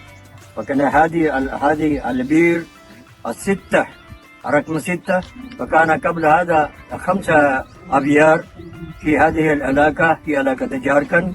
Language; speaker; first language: Arabic; non-native, fluent; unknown